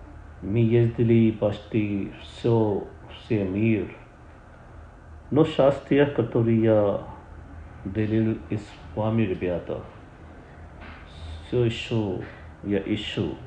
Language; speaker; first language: Russian; non-native, learner; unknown